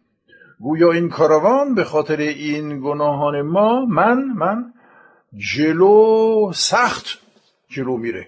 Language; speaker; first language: Persian; non-native, fluent; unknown